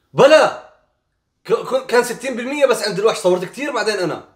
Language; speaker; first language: Arabic; native; Arabic